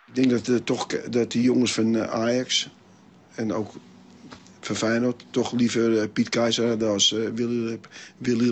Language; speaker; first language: Dutch; native; Dutch